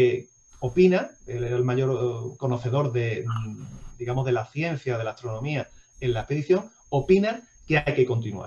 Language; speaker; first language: Spanish; native; Spanish